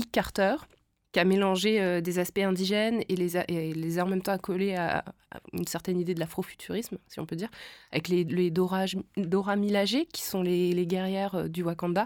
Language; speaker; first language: French; native; French